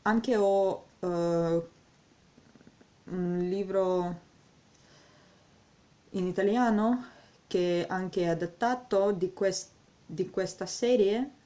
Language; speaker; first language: Italian; non-native, learner; Russian